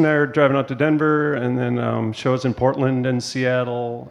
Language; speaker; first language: English; native; English